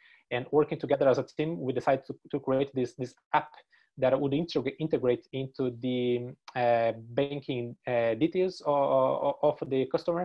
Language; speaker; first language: English; non-native, fluent; Portuguese